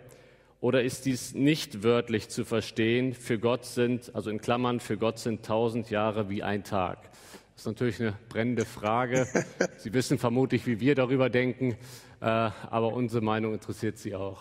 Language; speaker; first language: German; native; German